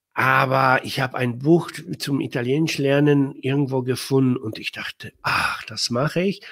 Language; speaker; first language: German; non-native, fluent; Polish